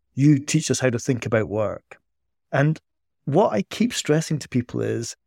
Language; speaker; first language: English; native; English